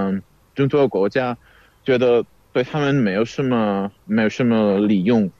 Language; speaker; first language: Chinese; non-native, fluent; Czech